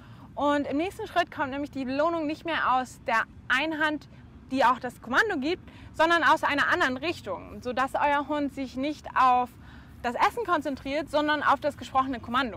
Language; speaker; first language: German; native; German